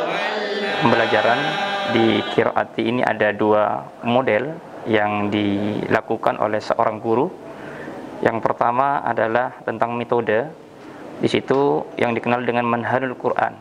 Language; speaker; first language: Indonesian; native; Indonesian